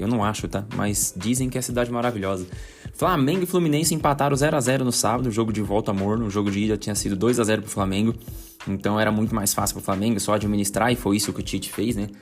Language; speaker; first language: Portuguese; native; Portuguese